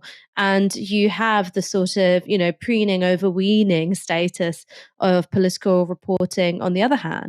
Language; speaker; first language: English; native; English